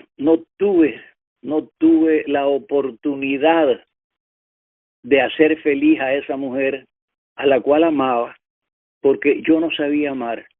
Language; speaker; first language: Spanish; native; Spanish